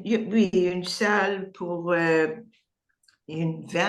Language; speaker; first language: French; non-native, learner; English